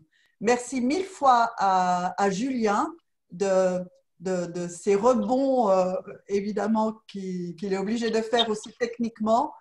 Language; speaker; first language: French; native; French